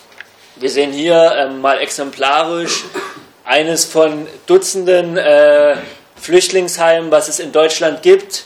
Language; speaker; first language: German; native; German